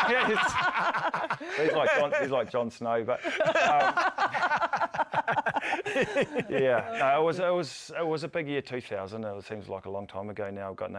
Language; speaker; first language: English; native; English